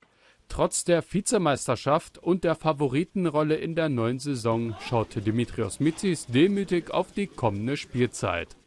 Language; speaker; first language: German; native; German